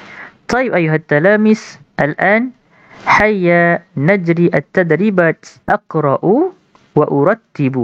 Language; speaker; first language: Arabic; non-native, fluent; Malay